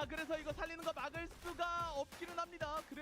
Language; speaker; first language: Korean; native; Korean